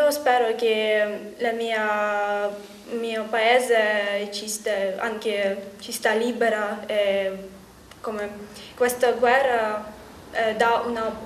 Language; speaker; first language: Italian; non-native, learner; Ukrainian